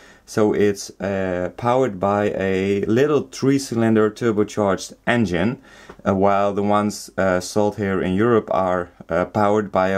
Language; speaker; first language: English; non-native, fluent; Dutch